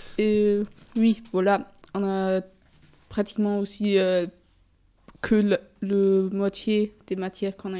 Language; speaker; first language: French; non-native, fluent; German